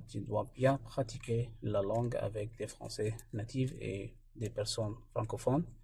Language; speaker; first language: French; non-native, fluent; Arabic